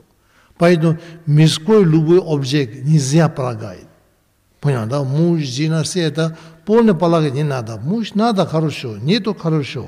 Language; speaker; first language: Russian; non-native, learner; Tibetan